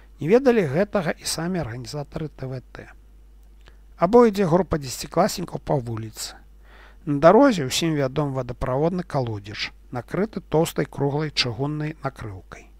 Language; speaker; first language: Belarusian; non-native, local second language; Russian